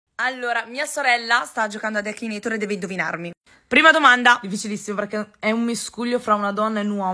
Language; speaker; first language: Italian; early bilingual, other home language; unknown